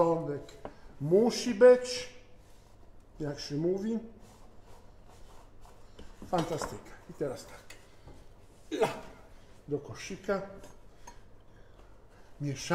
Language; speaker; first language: Polish; non-native, fluent; Italian